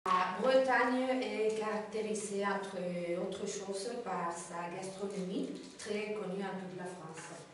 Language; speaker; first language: French; non-native, learner; Spanish